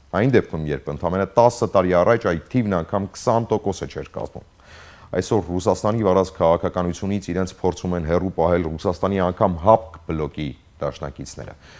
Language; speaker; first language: Armenian; native; Armenian